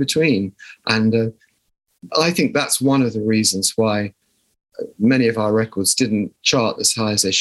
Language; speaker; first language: English; native; English